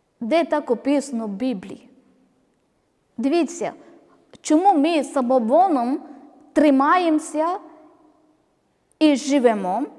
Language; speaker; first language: Ukrainian; non-native, learner; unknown